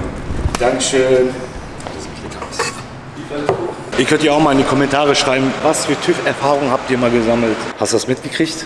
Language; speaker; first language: German; native; German